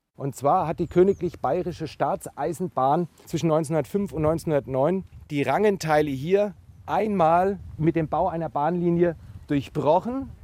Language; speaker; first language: German; native; German